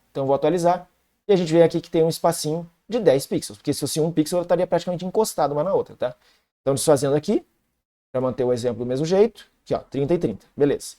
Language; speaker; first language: Portuguese; native; Portuguese